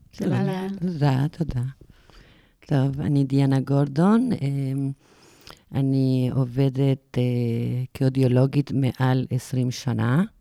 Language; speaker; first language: Hebrew; non-native, fluent; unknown